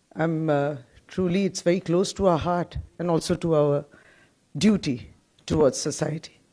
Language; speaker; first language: English; non-native, local second language; Bangla